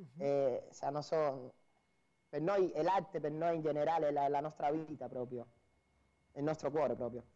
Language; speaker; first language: Italian; non-native, fluent; Spanish